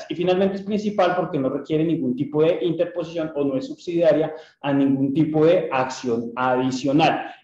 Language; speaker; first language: Spanish; native; Spanish